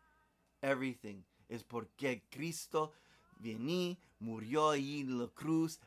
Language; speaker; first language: Spanish; non-native, learner; English